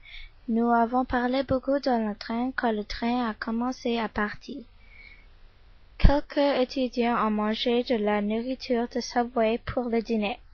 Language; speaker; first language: French; non-native, learner; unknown